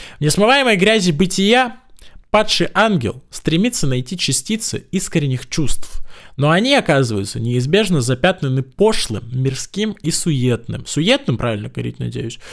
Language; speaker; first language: Russian; native; Russian